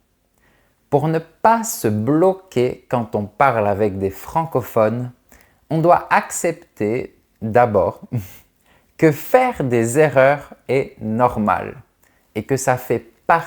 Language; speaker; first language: French; native; French